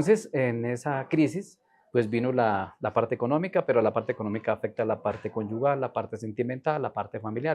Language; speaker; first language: Spanish; native; Spanish